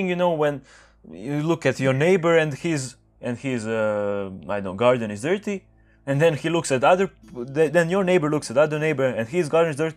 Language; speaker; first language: English; non-native, fluent; Croatian